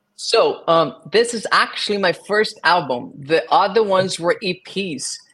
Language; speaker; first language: English; non-native, fluent; Portuguese